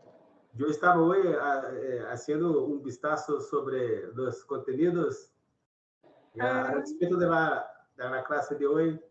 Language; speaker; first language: Spanish; non-native, learner; Portuguese